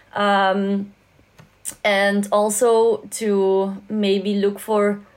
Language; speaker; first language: English; non-native, fluent; Dutch